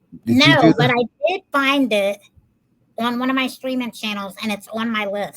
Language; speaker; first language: English; native; English